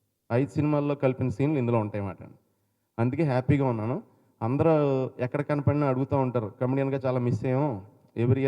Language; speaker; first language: Telugu; native; Telugu